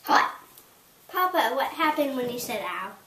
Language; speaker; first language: English; native; English